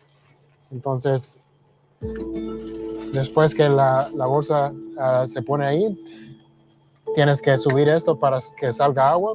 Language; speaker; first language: Spanish; early bilingual, heritage; Spanish